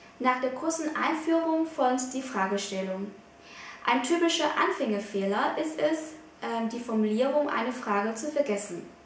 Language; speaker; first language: German; non-native, fluent; Vietnamese